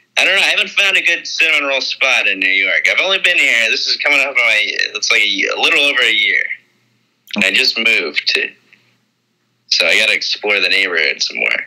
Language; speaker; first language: English; native; English